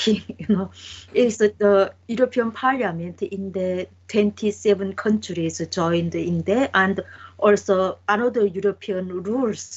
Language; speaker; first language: English; non-native, learner; Korean